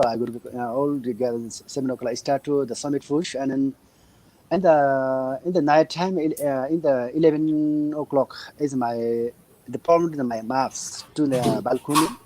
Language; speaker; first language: English; non-native, learner; Nepali